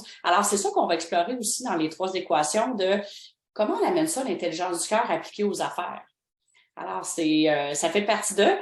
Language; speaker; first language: French; native; French